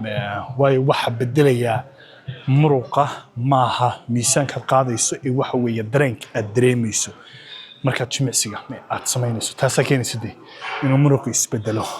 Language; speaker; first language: Somali; early bilingual, heritage; Somali